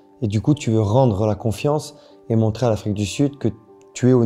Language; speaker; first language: French; native; French